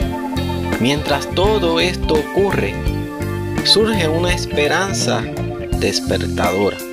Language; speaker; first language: Spanish; native; Spanish